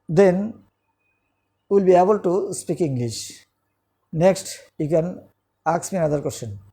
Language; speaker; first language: English; non-native, local second language; Bangla